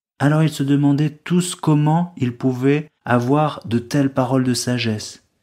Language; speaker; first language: French; native; French